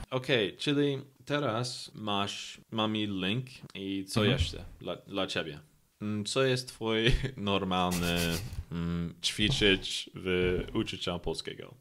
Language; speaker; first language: Polish; non-native, learner; English